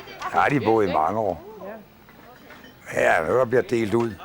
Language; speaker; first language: Danish; native; Danish